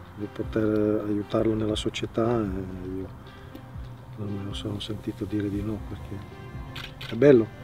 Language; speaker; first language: Italian; non-native, fluent; Czech